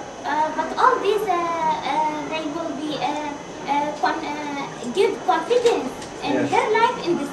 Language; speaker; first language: English; non-native, learner; Arabic